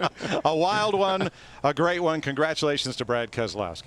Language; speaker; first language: English; native; English